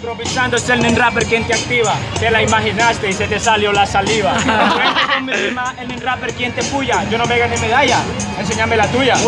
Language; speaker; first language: Spanish; native; Spanish